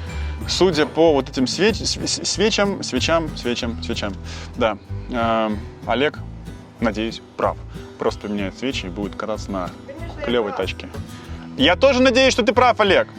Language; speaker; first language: Russian; native; Russian